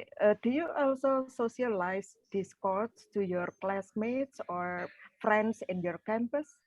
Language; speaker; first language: English; non-native, fluent; Indonesian